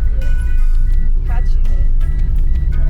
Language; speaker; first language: English; non-native, local second language; Swahili